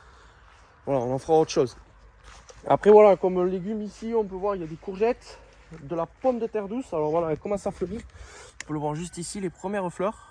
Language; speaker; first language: French; native; French